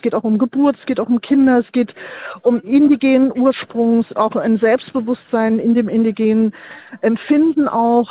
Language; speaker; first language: German; native; German